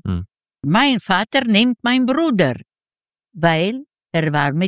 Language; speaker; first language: German; non-native, learner; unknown